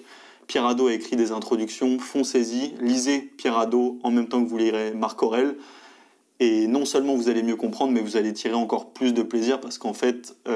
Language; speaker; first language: French; native; French